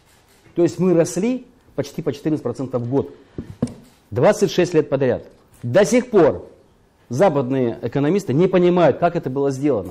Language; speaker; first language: Russian; native; Russian